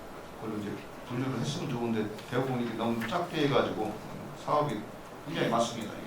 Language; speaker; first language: Korean; native; Korean